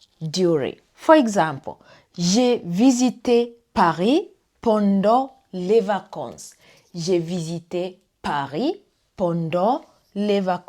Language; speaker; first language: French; non-native, fluent; English